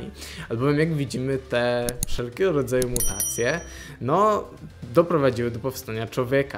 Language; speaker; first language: Polish; native; Polish